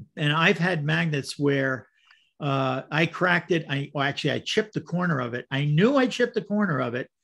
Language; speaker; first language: English; native; English